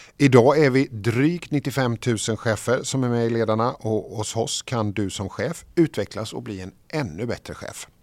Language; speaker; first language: Swedish; native; Swedish